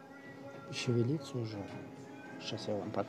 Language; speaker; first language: Russian; non-native, local second language; Uzbek